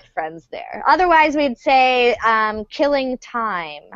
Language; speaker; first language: English; native; English